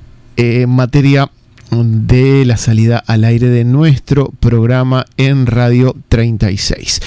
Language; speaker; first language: Spanish; native; Spanish